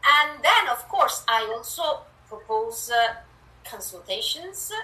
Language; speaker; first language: English; non-native, fluent; Italian